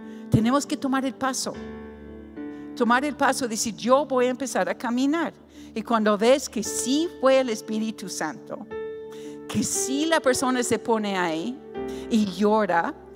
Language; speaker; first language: Spanish; non-native, fluent; English